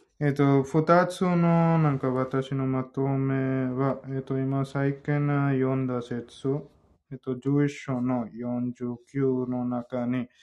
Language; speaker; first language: Japanese; non-native, learner; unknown